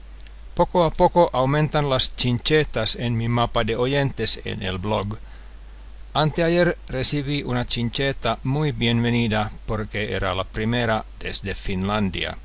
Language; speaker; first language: Spanish; non-native, fluent; Finnish